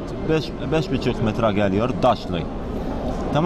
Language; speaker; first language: Turkish; non-native, learner; Arabic